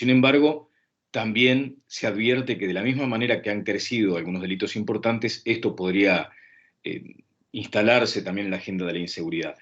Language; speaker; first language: Spanish; native; Spanish